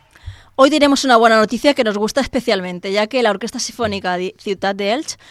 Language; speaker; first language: Spanish; native; Spanish